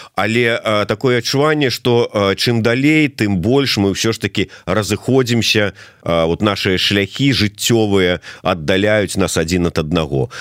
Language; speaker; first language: Belarusian; non-native, local second language; Russian